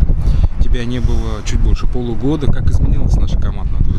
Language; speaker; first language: Russian; native; Russian